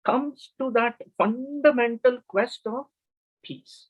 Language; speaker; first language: English; non-native, local second language; Kannada